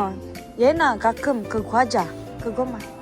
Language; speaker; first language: Korean; non-native, learner; Indonesian